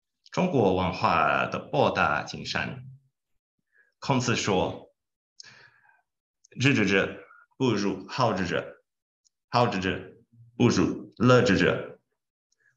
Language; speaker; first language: Chinese; non-native, fluent; Portuguese